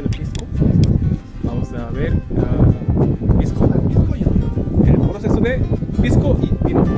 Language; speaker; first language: Spanish; non-native, learner; Korean